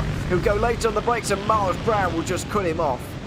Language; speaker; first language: English; native; English